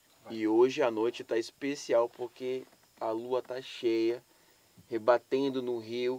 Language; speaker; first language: Portuguese; native; Portuguese